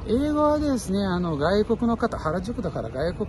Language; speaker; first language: Japanese; non-native, fluent; Portuguese